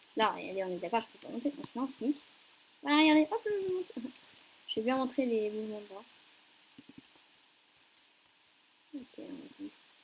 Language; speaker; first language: French; native; French